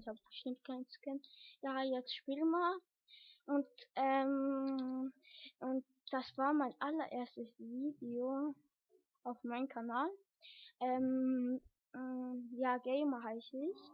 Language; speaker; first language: German; early bilingual, other home language; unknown